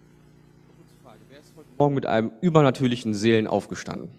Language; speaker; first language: German; native; German